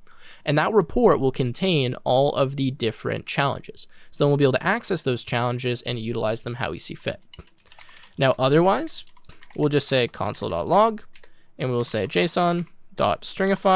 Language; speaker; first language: English; native; English